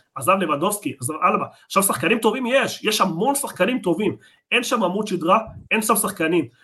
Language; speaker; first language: Hebrew; native; Hebrew